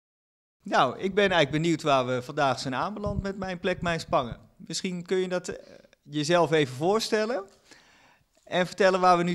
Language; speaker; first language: Dutch; native; Dutch